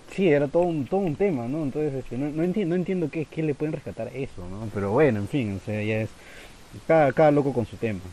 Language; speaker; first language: Spanish; native; Spanish